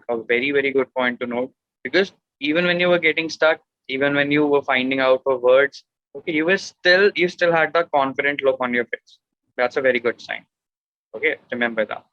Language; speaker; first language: English; non-native, local second language; Hindi